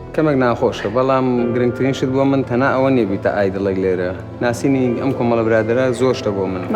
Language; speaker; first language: Central Kurdish; non-native, local second language; Gurani